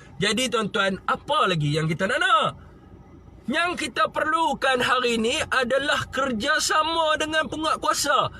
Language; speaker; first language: Malay; native; Malay